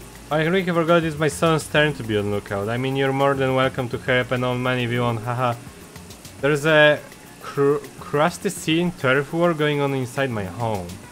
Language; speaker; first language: English; non-native, fluent; Polish